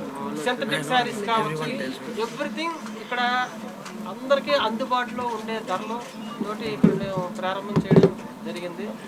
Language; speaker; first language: Telugu; native; Telugu